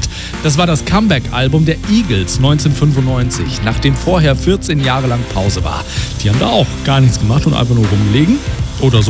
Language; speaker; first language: German; native; German